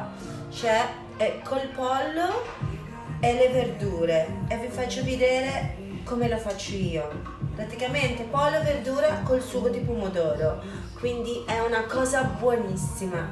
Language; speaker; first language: Italian; early bilingual, other home language; Filipino